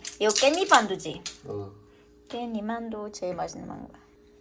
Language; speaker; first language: Korean; non-native, fluent; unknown